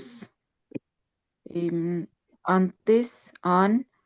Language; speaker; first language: Spanish; non-native, learner; Urdu